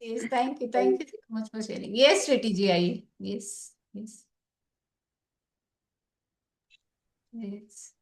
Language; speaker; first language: Hindi; native; Hindi